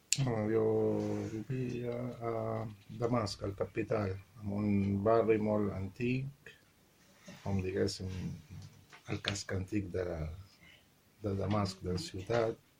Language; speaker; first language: Catalan; non-native, fluent; Arabic